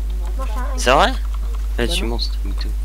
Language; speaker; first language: French; native; French